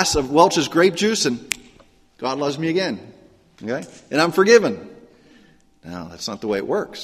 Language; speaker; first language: English; native; English